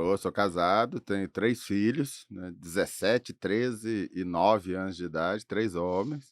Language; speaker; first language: Portuguese; native; Portuguese